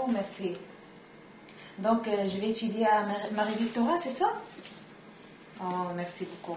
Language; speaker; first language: French; non-native, local second language; Arabic